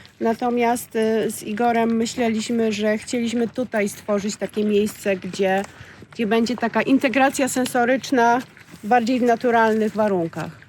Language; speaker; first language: Polish; native; Polish